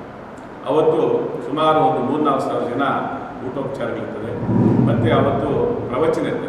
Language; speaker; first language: Kannada; native; Kannada